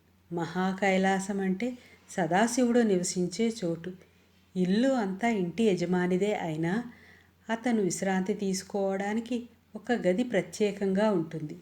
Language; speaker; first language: Telugu; native; Telugu